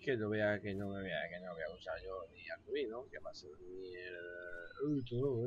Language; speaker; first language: Spanish; native; Spanish